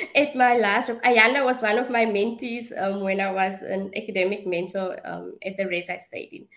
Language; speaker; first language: English; non-native, local second language; Afrikaans